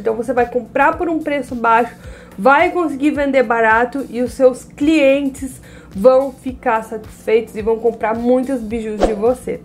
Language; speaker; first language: Portuguese; native; Portuguese